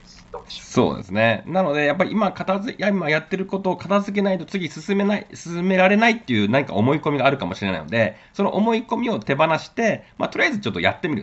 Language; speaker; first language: Japanese; native; Japanese